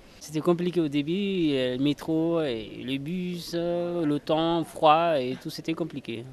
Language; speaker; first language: French; non-native, local second language; Fula